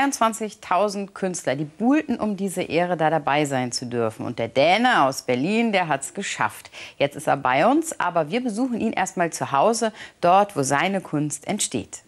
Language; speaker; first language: German; native; German